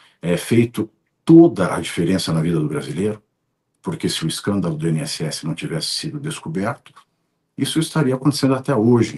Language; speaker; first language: Portuguese; native; Portuguese